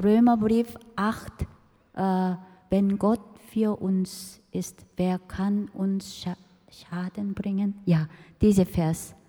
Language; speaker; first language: German; non-native, fluent; Korean